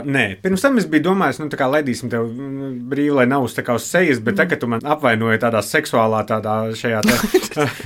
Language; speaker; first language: Latvian; native; Latvian